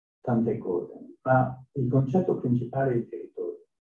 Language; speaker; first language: Italian; non-native, learner; French